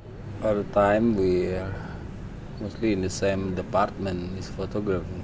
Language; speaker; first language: English; non-native, learner; Indonesian